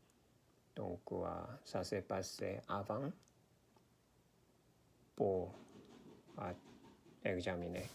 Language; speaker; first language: French; non-native, learner; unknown